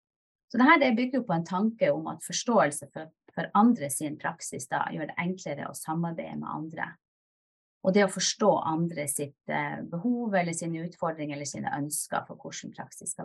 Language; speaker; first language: Norwegian; native; Norwegian